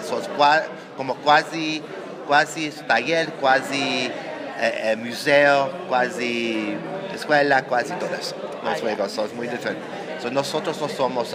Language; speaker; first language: Spanish; non-native, learner; English